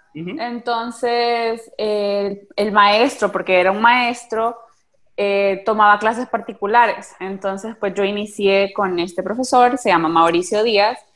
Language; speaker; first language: Spanish; native; Spanish